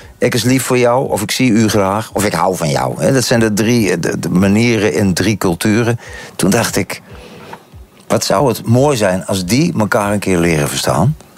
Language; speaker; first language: Dutch; native; Dutch